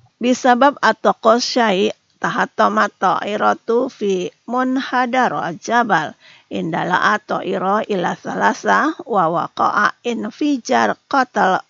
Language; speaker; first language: Arabic; non-native, fluent; Indonesian